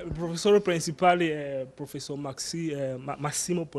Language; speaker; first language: Italian; non-native, learner; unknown